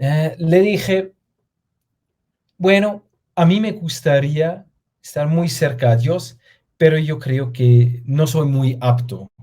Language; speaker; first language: Spanish; non-native, fluent; German